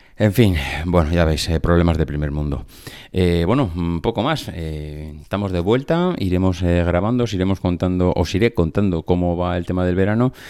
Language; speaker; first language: Spanish; native; Spanish